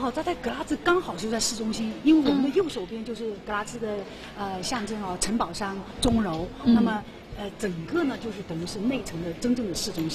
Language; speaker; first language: Chinese; native; Chinese